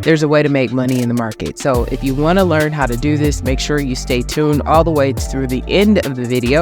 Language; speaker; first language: English; native; English